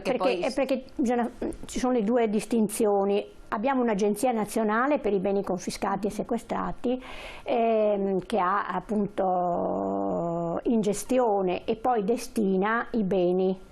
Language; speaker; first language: Italian; native; Italian